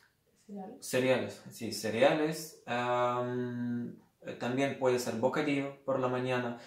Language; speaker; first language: Spanish; non-native, fluent; Lithuanian